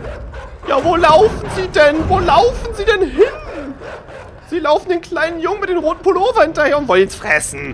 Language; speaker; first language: German; native; German